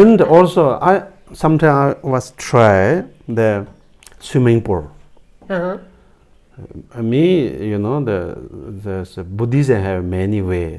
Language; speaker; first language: English; non-native, learner; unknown